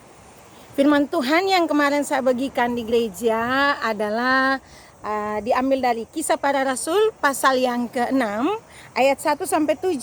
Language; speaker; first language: Indonesian; native; Indonesian